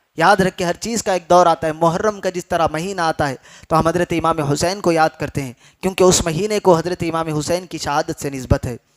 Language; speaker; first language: Urdu; native; Urdu